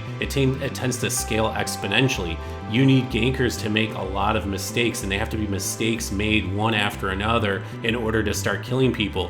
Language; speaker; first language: English; native; English